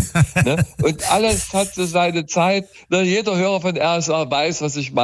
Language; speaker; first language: German; native; German